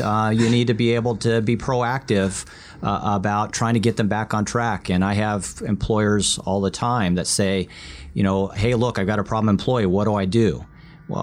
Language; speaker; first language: English; early bilingual, other home language; Vietnamese